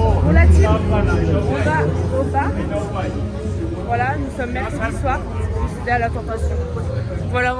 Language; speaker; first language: French; native; French